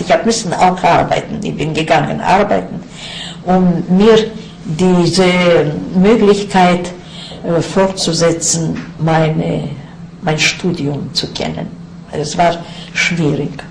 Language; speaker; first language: German; non-native, fluent; Yiddish